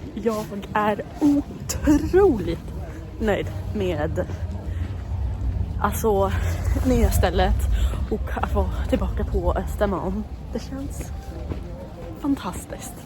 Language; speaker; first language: Swedish; non-native, fluent; English